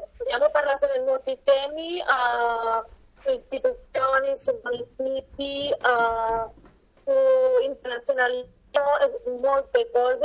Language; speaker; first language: Italian; non-native, fluent; Catalan